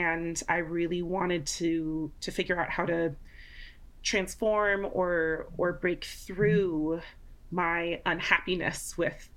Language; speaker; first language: English; native; English